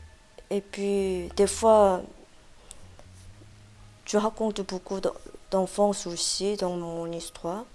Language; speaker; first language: French; non-native, fluent; Korean